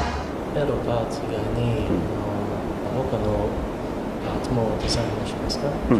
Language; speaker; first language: Japanese; non-native, fluent; English